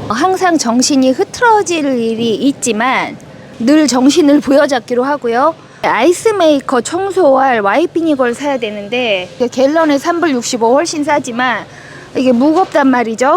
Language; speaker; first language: Korean; native; Korean